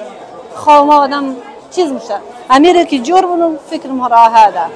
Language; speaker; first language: Persian; native; Persian